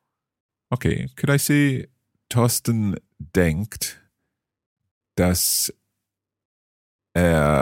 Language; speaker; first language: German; non-native, learner; English